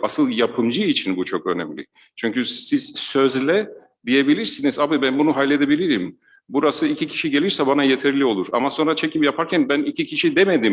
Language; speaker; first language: Turkish; non-native, fluent; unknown